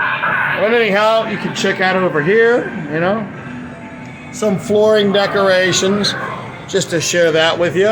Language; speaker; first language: English; native; English